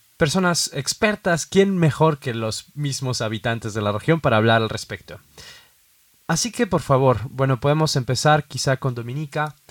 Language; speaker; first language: Spanish; native; Spanish